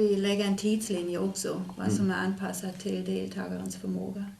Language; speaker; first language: Swedish; native; Swedish